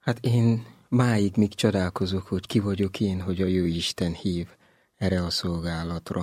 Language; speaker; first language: Hungarian; non-native, learner; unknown